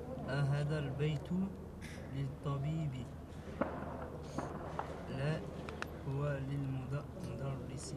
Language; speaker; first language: Arabic; non-native, learner; French